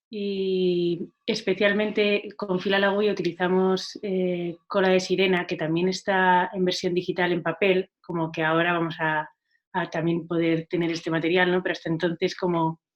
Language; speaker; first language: Spanish; non-native, local second language; Catalan